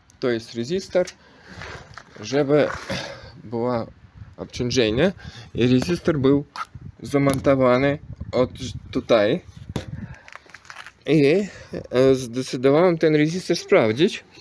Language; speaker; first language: Polish; non-native, learner; Ukrainian